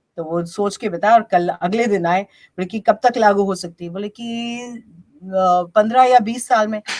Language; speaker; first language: Hindi; native; Hindi